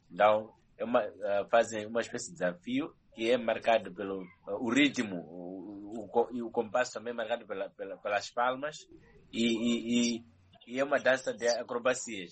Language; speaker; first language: Portuguese; non-native, local second language; Nyanja